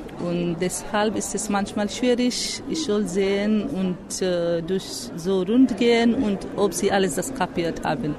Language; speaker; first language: German; non-native, fluent; Marathi